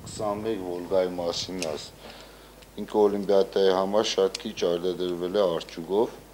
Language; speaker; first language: Armenian; native; Armenian